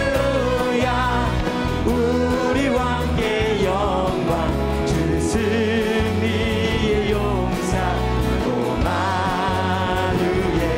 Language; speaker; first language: Korean; native; Korean